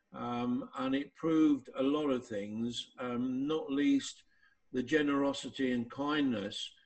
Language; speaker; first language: English; native; English